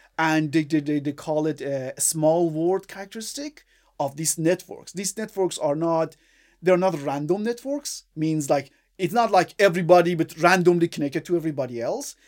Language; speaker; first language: English; non-native, fluent; Persian